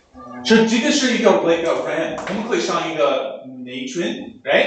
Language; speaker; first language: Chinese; non-native, learner; English